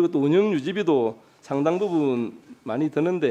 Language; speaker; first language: Korean; native; Korean